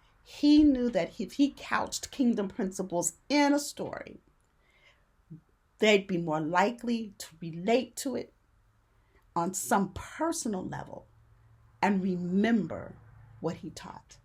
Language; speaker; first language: English; native; English